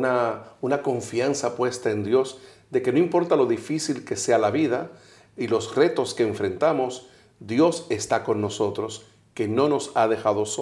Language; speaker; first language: Spanish; native; Spanish